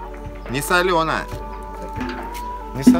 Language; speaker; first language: Russian; non-native, local second language; Ukrainian